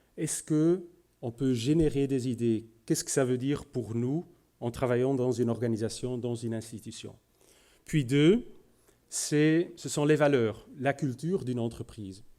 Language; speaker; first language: French; non-native, local second language; Dutch